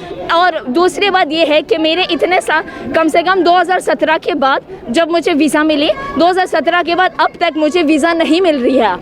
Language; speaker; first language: Hindi; non-native, fluent; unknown